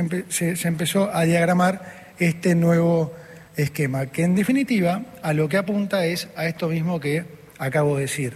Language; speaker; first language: Spanish; native; Spanish